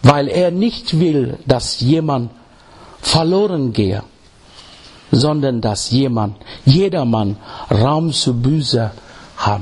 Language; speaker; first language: German; non-native, learner; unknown